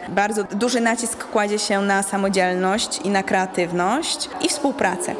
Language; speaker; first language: Polish; native; Polish